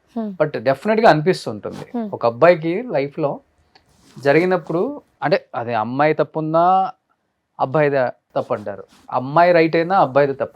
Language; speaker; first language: Telugu; native; Telugu